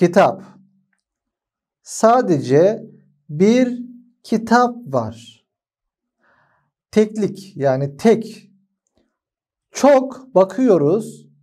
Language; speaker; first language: Turkish; non-native, fluent; Arabic